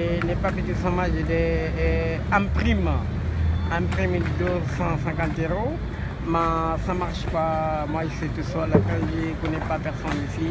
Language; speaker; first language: French; non-native, learner; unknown